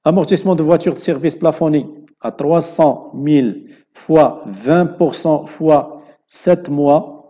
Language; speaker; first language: French; non-native, local second language; Arabic